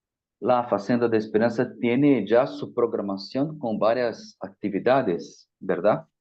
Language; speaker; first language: Spanish; non-native, fluent; Portuguese